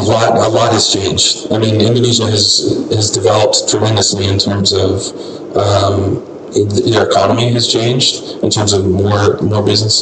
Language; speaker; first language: English; non-native, fluent; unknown